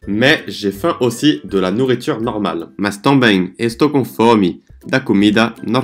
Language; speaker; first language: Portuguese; non-native, fluent; French